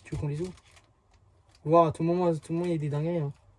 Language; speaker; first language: French; native; French